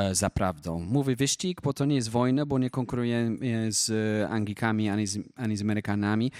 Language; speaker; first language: Polish; non-native, fluent; English